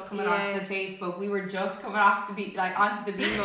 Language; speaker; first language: English; native; English